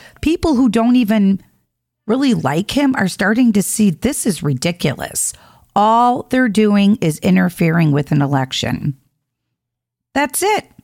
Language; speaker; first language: English; native; English